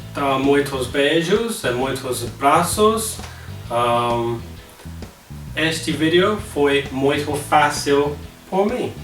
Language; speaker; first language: Portuguese; non-native, learner; English